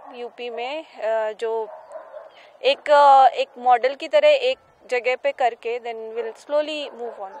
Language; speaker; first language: Hindi; native; Hindi